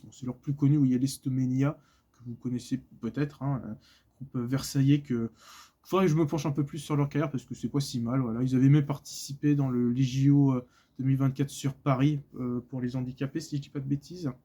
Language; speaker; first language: French; native; French